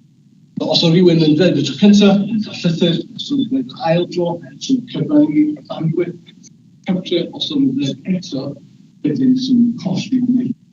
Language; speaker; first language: Welsh; native; Welsh